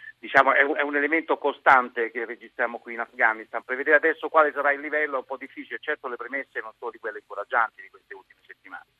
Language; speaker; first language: Italian; native; Italian